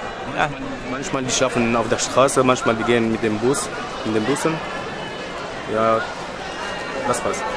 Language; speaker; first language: German; non-native, learner; Arabic